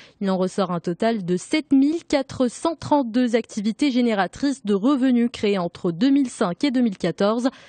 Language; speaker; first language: French; non-native, local second language; Arabic